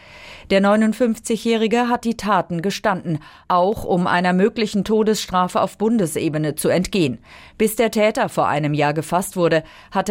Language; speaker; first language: German; native; German